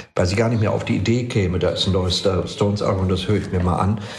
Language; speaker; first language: German; non-native, fluent; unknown